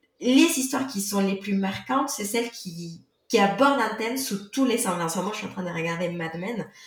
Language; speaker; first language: French; non-native, fluent; Spanish